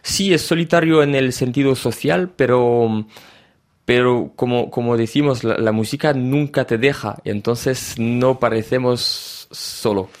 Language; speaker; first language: Spanish; early bilingual, heritage; French